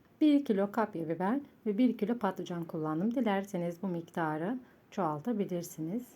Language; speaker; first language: Turkish; native; Turkish